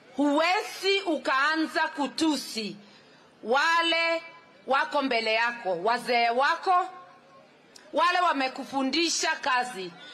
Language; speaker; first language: Swahili; non-native, local second language; Kikuyu